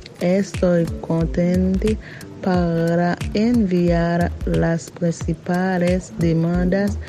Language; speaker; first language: Spanish; non-native, learner; Haitian Creole